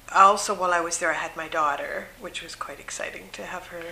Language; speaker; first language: English; native; English